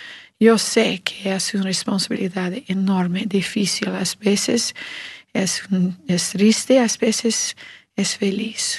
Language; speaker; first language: Spanish; non-native, learner; English